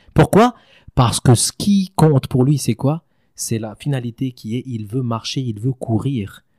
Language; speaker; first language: French; native; French